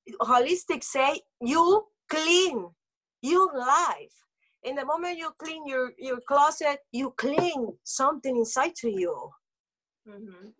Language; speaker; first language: English; non-native, local second language; Spanish